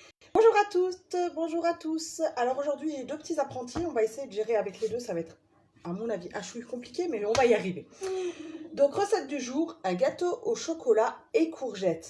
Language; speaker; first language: French; native; French